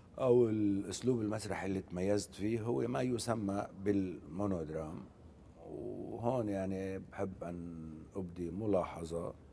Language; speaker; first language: Arabic; native; Arabic